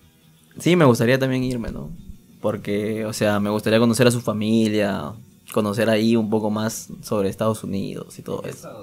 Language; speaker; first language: Spanish; native; Spanish